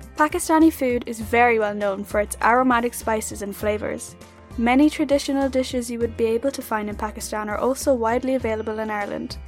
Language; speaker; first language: English; native; English